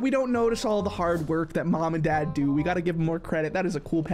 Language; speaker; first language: English; native; English